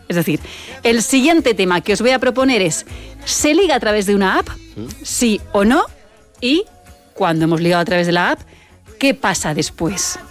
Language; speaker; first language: Spanish; native; Spanish